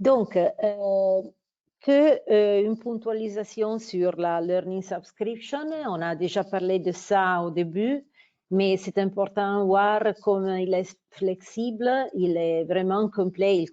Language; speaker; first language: French; non-native, fluent; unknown